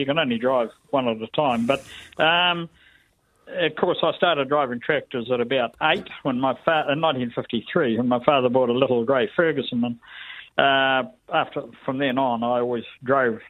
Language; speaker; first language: English; native; English